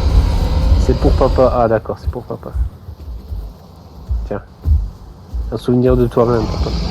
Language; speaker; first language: French; native; French